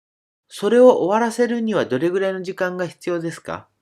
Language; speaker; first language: Japanese; native; Japanese